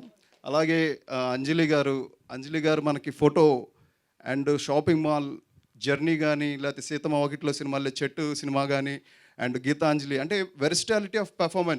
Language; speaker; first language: Telugu; native; Telugu